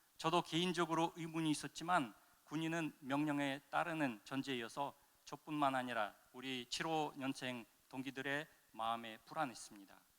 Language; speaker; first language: Korean; non-native, fluent; Russian